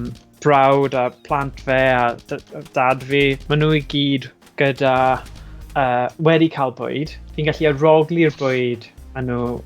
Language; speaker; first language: Welsh; native; Welsh